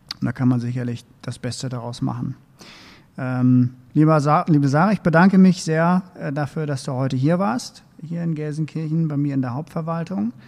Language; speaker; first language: German; native; German